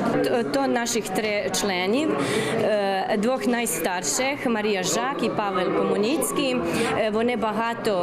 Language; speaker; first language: Ukrainian; early bilingual, heritage; Ukrainian